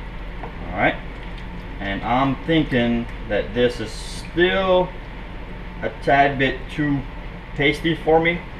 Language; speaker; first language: English; native; English